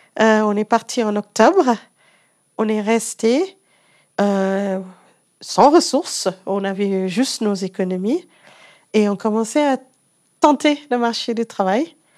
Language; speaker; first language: French; non-native, fluent; English